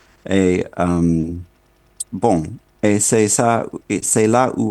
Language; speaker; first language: French; non-native, fluent; English